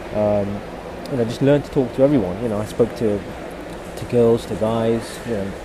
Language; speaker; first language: English; native; English